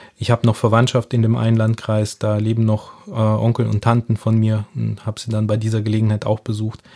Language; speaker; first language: German; early bilingual, other home language; Russian